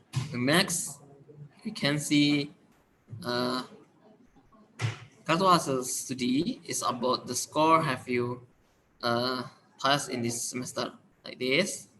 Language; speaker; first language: English; non-native, learner; Indonesian